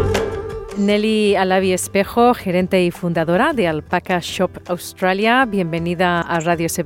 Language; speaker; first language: Spanish; native; Spanish